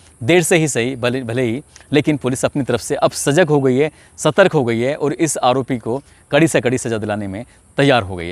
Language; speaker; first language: Hindi; native; Hindi